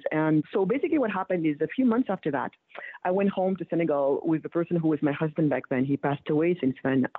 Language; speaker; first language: English; early bilingual, other home language; Wolof